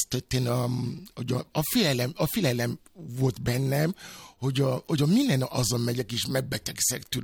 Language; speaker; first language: Hungarian; non-native, fluent; Yoruba